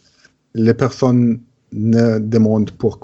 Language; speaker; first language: French; non-native, learner; German